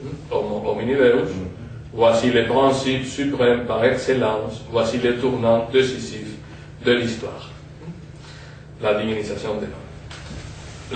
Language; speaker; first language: French; non-native, fluent; Spanish